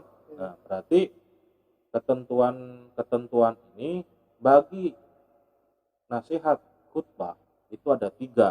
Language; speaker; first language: Indonesian; native; Indonesian